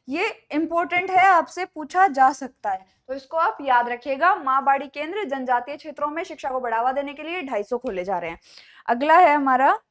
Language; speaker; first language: Hindi; native; Hindi